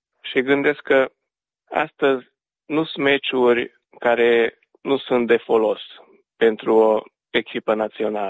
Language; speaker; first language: Romanian; early bilingual, heritage; Romanian